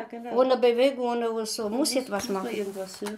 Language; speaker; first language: German; non-native, learner; Romanian